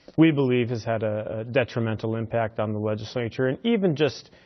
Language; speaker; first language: English; native; English